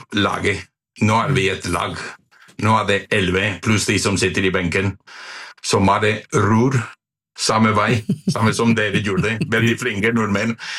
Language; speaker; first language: Norwegian; non-native, fluent; Spanish